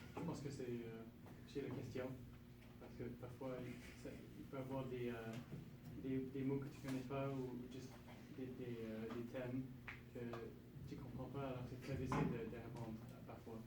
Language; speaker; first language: French; non-native, local second language; English